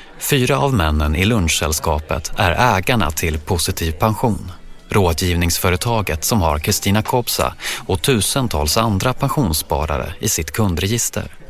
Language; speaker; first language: Swedish; native; Swedish